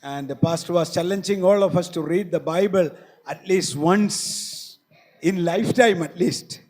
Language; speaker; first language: English; non-native, local second language; Malayalam